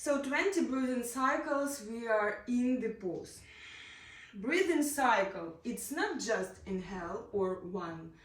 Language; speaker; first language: English; non-native, learner; Ukrainian